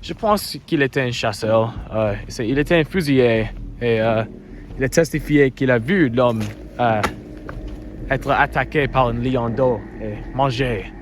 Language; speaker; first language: French; non-native, learner; English